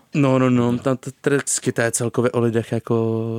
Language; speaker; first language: Czech; native; Czech